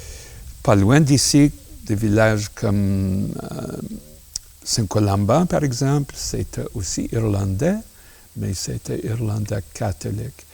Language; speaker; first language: French; non-native, local second language; English